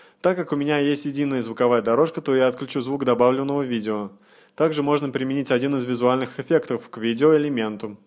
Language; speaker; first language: Russian; native; Russian